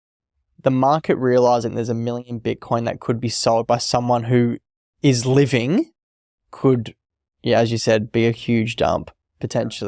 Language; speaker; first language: English; native; English